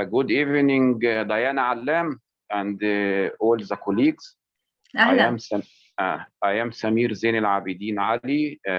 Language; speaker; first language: English; non-native, fluent; Arabic